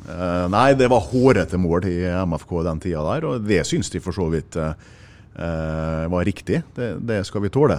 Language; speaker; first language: Norwegian; native; Norwegian